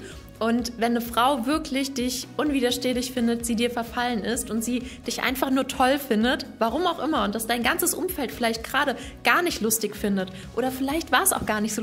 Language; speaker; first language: German; native; German